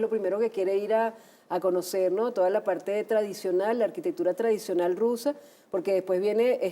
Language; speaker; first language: Spanish; native; Spanish